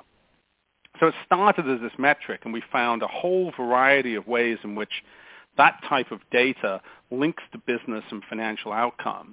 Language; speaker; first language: English; native; English